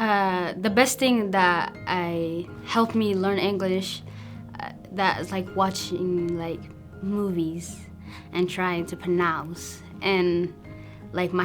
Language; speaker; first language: English; non-native, fluent; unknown